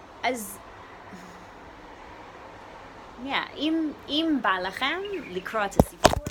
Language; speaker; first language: Hebrew; non-native, learner; English